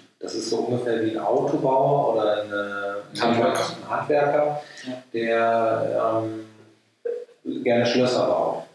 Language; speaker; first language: German; native; German